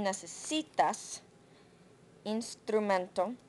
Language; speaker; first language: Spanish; non-native, learner; English